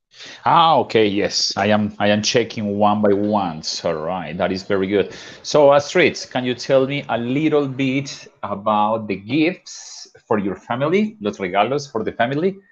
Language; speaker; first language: English; non-native, fluent; Spanish